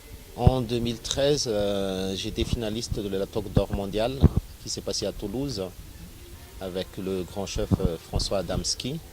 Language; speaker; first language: French; non-native, local second language; Malagasy